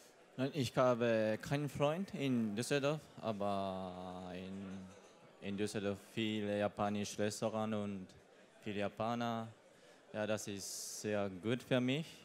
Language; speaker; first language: German; non-native, learner; Japanese